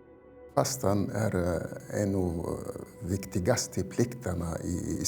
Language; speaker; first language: Swedish; non-native, fluent; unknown